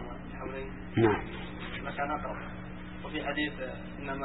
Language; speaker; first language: Arabic; native; Arabic